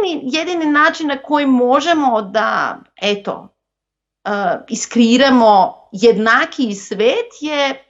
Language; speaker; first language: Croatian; non-native, local second language; Macedonian